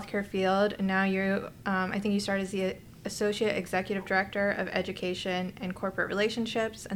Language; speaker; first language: English; native; English